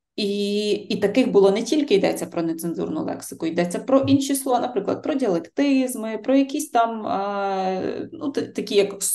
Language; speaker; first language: Ukrainian; native; Ukrainian